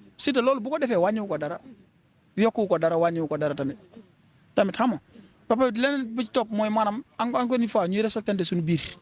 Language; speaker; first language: Wolof; native; Wolof